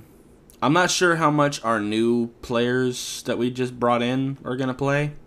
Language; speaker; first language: English; native; English